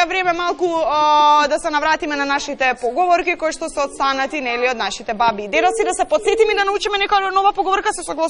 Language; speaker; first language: Macedonian; native; Macedonian